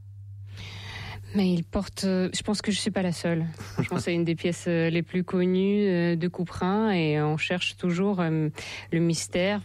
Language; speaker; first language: French; non-native, fluent; Russian